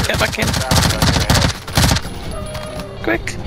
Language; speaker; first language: English; native; English